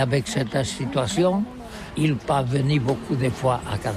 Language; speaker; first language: French; non-native, learner; Catalan